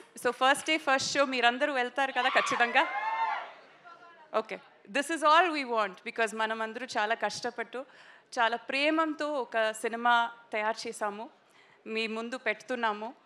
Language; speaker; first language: Telugu; non-native, learner; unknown